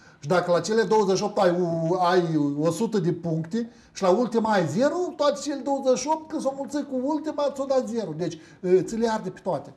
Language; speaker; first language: Romanian; native; Romanian